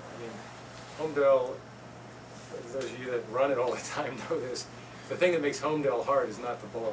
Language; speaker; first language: English; native; English